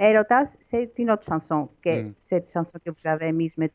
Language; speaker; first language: French; non-native, learner; Greek